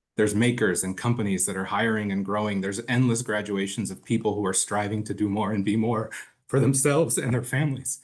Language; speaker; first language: English; early bilingual, other home language; Spanish